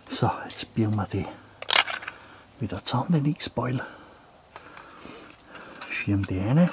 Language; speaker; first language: German; native; German